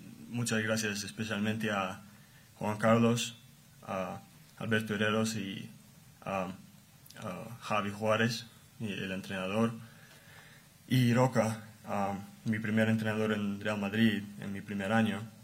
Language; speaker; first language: Spanish; non-native, fluent; Russian